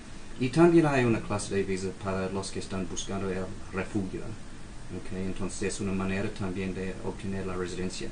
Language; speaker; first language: Spanish; non-native, fluent; English